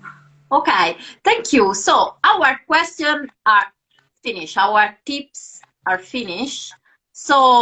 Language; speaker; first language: English; non-native, fluent; Italian